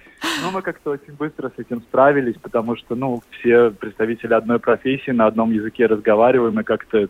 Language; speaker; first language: Russian; native; Russian